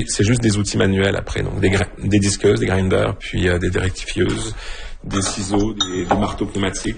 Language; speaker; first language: French; native; French